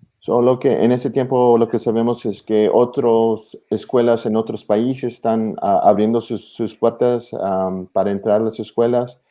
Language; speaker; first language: Spanish; early bilingual, heritage; English